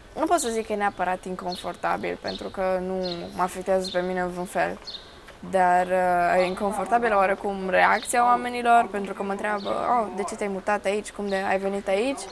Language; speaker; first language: Romanian; early bilingual, other home language; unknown